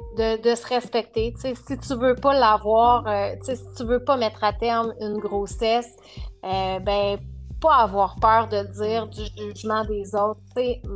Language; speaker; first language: French; native; French